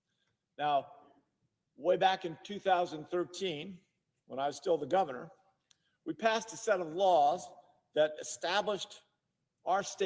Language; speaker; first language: English; native; English